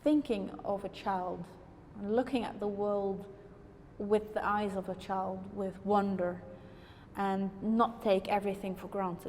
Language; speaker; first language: English; non-native, fluent; Dutch